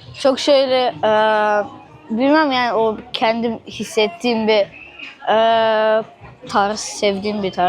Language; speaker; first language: Turkish; early bilingual, other home language; Russian